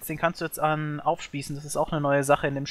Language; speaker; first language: German; native; German